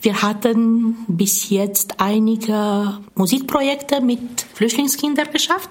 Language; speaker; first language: German; non-native, fluent; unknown